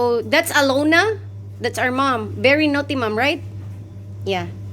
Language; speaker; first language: English; non-native, local second language; Filipino